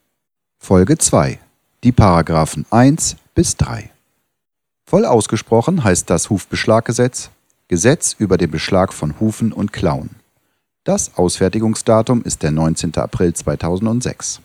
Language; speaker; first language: German; native; German